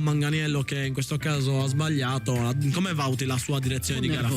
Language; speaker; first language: Italian; native; Italian